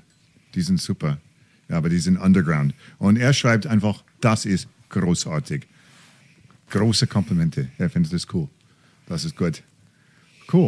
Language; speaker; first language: German; non-native, fluent; English